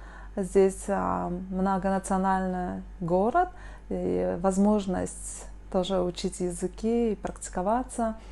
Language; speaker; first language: Russian; non-native, local second language; Kyrgyz